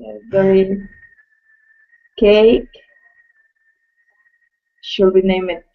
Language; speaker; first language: English; non-native, learner; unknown